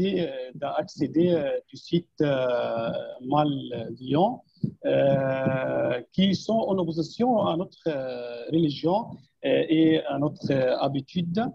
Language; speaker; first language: French; non-native, fluent; Arabic